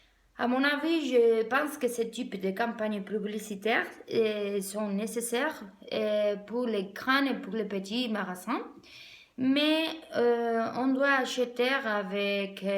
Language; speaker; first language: French; non-native, learner; Spanish